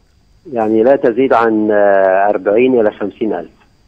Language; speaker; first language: Arabic; native; Arabic